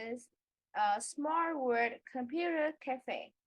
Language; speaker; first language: English; non-native, learner; Vietnamese